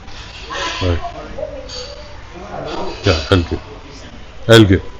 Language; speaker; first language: English; non-native, learner; Tamil